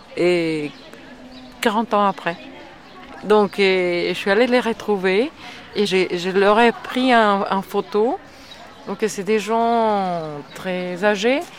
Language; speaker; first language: French; non-native, fluent; Spanish